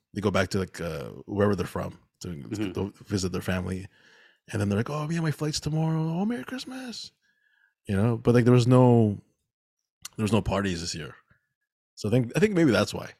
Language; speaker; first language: English; native; English